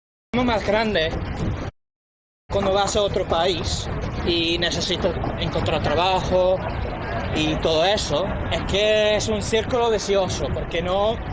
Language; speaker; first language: Spanish; non-native, fluent; English